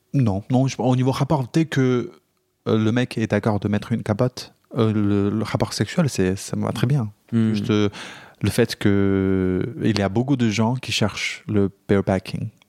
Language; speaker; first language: French; non-native, fluent; Chinese